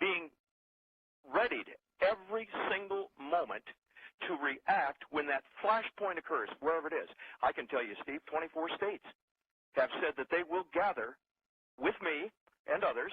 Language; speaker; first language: English; native; English